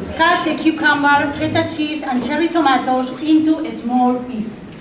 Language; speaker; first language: English; non-native, learner; Catalan